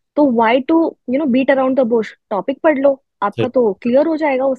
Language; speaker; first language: Hindi; non-native, local second language; Gujarati